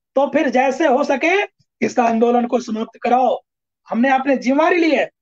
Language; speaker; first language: Hindi; native; Hindi